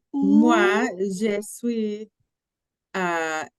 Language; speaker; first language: French; non-native, learner; English